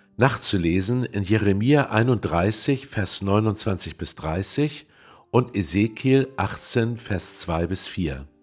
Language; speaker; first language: German; native; German